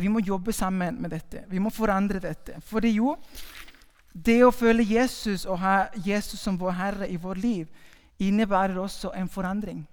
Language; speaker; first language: Norwegian; non-native, fluent; Spanish